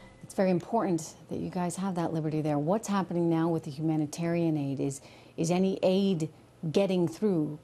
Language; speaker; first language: English; native; English